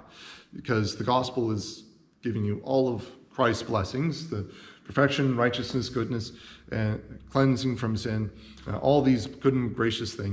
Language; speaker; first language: English; native; English